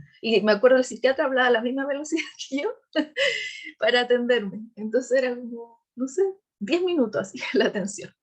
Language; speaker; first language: Spanish; native; Spanish